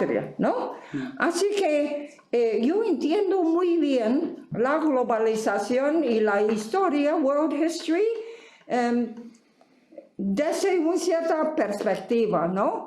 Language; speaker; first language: Spanish; non-native, fluent; Chinese